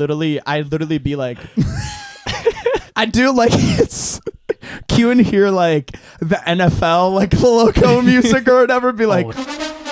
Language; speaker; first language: English; non-native, fluent; Hungarian